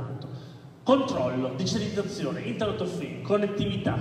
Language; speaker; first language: Italian; native; Italian